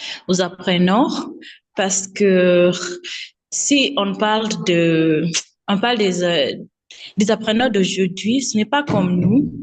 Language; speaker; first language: French; non-native, fluent; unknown